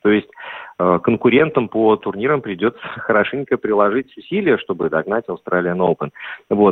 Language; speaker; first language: Russian; native; Russian